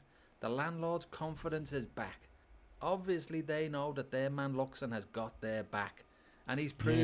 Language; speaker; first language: English; native; English